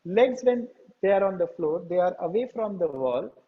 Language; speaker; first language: English; non-native, local second language; Marathi